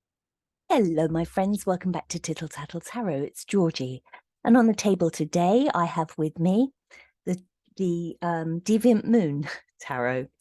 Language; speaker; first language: English; native; English